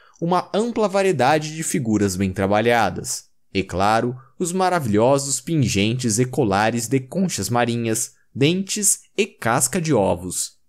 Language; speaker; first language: Portuguese; native; Portuguese